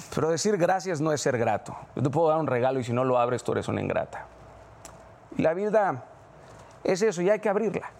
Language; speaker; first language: Spanish; native; Spanish